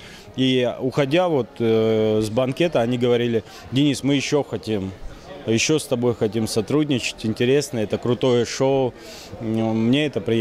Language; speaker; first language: Russian; native; Russian